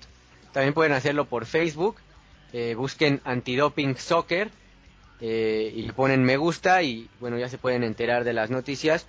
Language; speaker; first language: Spanish; native; Spanish